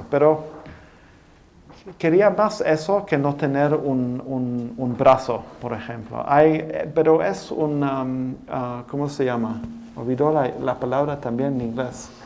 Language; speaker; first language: Spanish; non-native, fluent; English